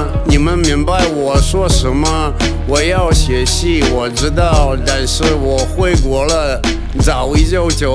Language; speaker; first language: Chinese; non-native, learner; Russian